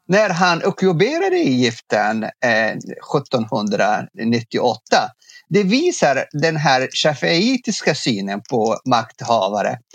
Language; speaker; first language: Swedish; non-native, fluent; Arabic